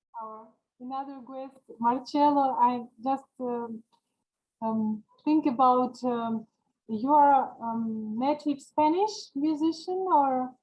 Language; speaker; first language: English; non-native, learner; Georgian